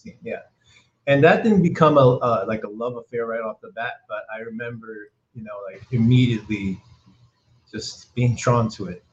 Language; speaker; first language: English; native; English